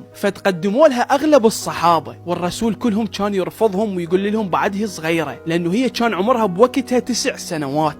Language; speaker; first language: Arabic; native; Arabic